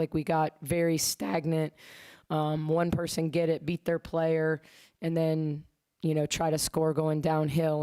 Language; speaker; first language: English; native; English